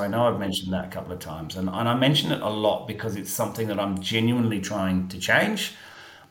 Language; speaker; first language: English; native; English